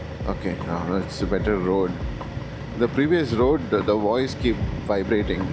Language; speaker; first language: English; non-native, local second language; Malayalam